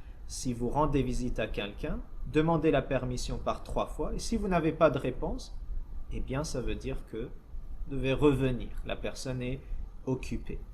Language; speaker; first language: French; native; French